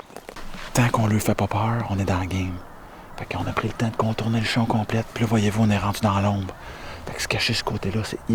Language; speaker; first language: French; native; French